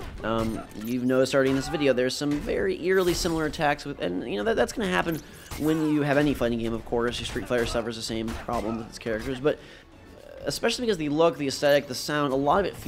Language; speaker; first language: English; native; English